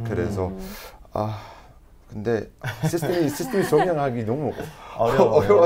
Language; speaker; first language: Korean; non-native, learner; English